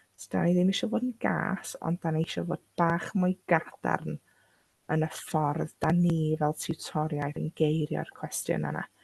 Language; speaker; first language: Welsh; non-native, local second language; English